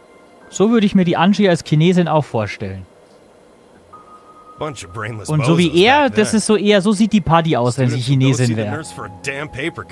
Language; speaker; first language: German; native; German